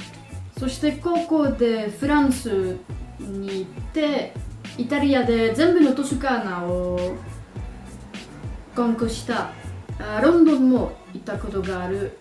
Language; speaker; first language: Japanese; non-native, learner; French